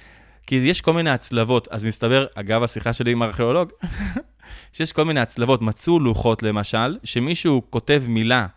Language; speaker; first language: Hebrew; native; Hebrew